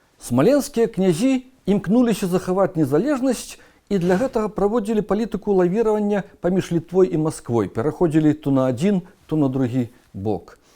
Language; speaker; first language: Belarusian; native; Belarusian